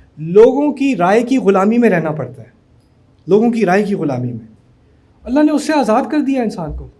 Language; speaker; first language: Urdu; native; Urdu